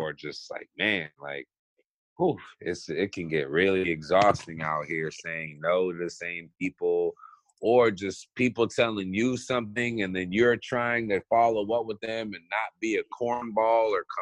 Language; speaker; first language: English; native; English